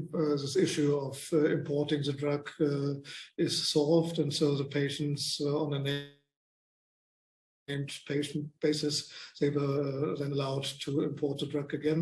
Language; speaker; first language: English; non-native, fluent; German